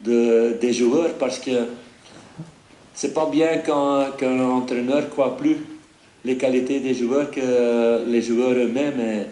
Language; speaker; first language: French; non-native, fluent; Dutch